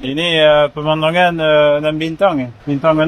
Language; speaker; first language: Indonesian; non-native, learner; French